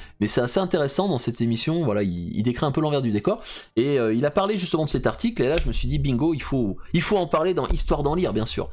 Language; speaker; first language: French; native; French